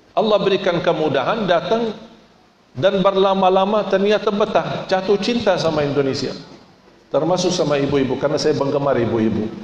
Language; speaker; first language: Indonesian; non-native, fluent; Arabic